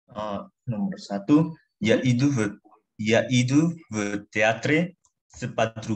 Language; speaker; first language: Russian; non-native, learner; Indonesian